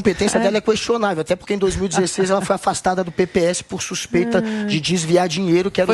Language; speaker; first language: Portuguese; native; Portuguese